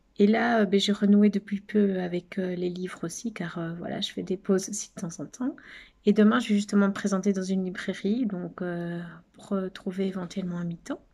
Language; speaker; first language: French; native; French